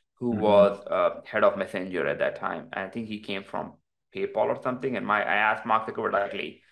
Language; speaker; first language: English; non-native, local second language; Urdu